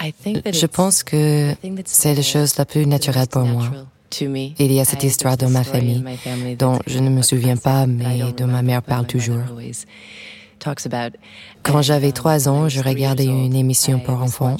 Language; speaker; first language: French; non-native, fluent; English